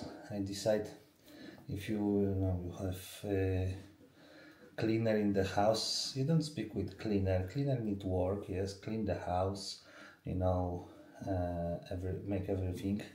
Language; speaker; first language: English; non-native, learner; Polish